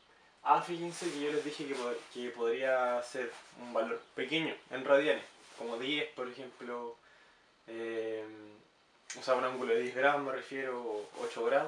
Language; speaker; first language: Spanish; native; Spanish